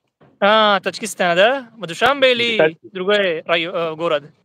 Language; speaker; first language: Russian; non-native, learner; Hindi